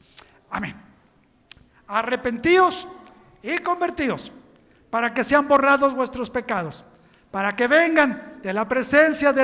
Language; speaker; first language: Spanish; native; Spanish